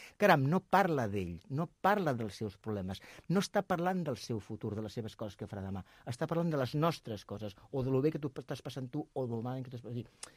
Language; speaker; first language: Catalan; native; Catalan